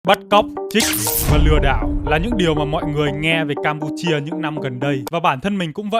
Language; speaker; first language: Vietnamese; native; Vietnamese